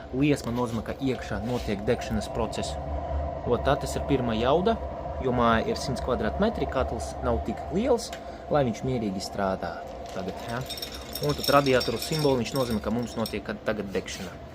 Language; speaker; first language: Latvian; non-native, local second language; Russian